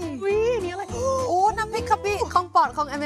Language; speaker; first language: Thai; non-native, fluent; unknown